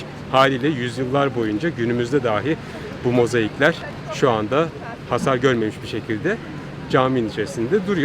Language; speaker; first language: Turkish; native; Turkish